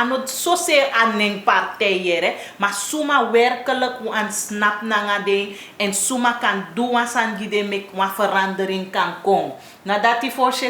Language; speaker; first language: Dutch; non-native, learner; Haitian Creole